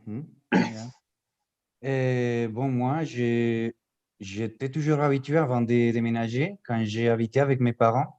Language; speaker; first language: French; non-native, fluent; Spanish